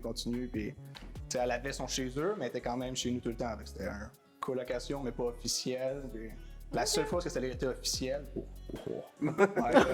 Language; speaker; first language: French; native; French